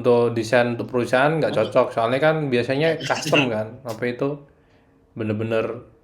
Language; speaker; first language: Indonesian; native; Indonesian